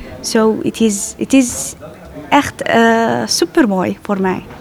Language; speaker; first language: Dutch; non-native, learner; Arabic